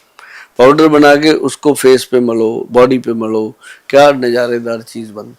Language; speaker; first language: Hindi; native; Hindi